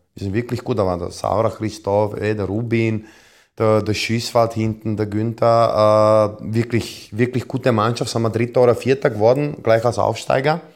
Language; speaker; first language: German; non-native, fluent; Croatian